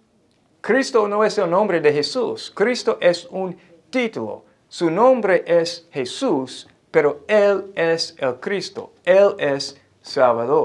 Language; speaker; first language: Spanish; non-native, fluent; English